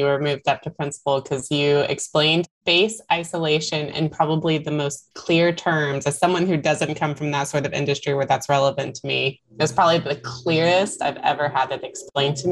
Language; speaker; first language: English; native; English